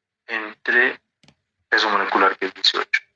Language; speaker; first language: Spanish; native; Spanish